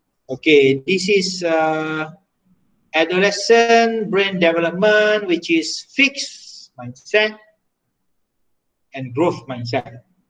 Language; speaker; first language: English; non-native, local second language; Malay